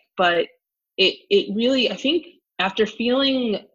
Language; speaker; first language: English; native; English